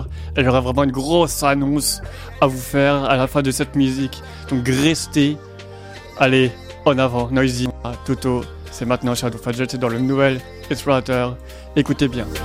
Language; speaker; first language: French; native; French